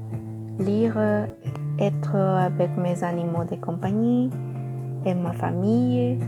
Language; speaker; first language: French; non-native, learner; Spanish